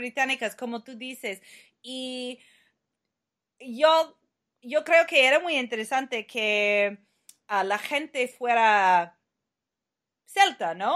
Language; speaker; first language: Spanish; non-native, fluent; English